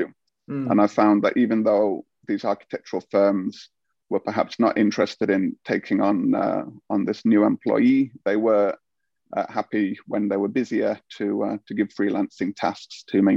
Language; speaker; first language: English; native; English